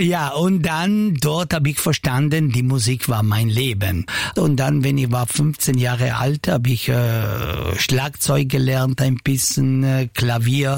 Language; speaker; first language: German; non-native, local second language; Italian